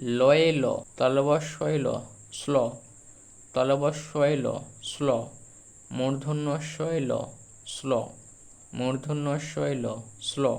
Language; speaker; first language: Bangla; native; Bangla